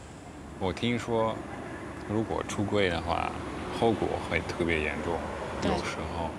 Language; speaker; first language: Chinese; non-native, fluent; Dutch